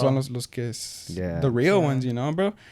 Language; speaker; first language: Spanish; early bilingual, heritage; Spanish